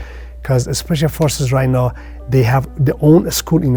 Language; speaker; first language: English; non-native, fluent; Persian